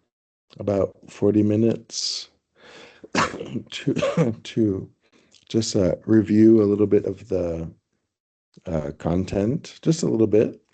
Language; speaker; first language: English; non-native, fluent; Thai